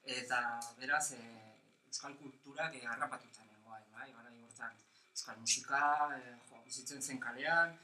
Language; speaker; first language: Basque; non-native, local second language; Spanish